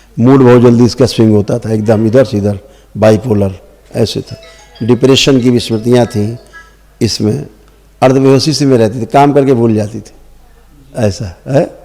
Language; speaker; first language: Hindi; native; Hindi